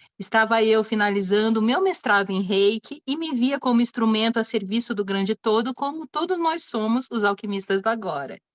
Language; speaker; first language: Portuguese; native; Portuguese